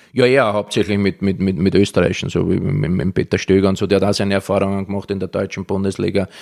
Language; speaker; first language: German; native; German